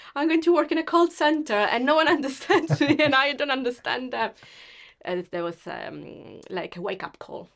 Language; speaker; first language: English; non-native, fluent; Italian